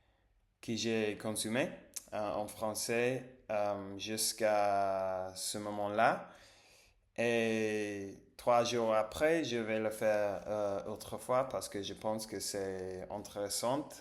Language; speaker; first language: French; non-native, learner; English